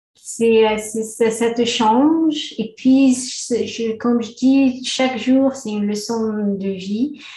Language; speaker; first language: French; non-native, local second language; Arabic